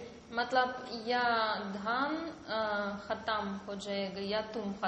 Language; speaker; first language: Hindi; non-native, learner; Russian